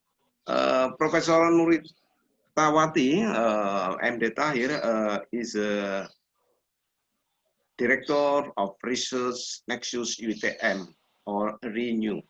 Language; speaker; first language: English; non-native, learner; Indonesian